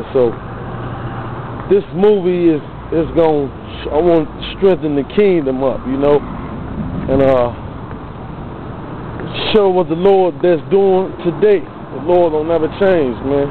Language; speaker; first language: English; native; English